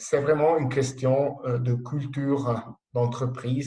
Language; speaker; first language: French; non-native, local second language; Italian